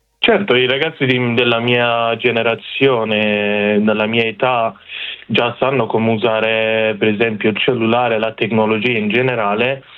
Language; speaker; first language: Italian; non-native, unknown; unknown